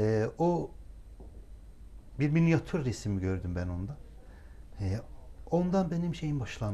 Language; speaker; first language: Turkish; non-native, local second language; Azerbaijani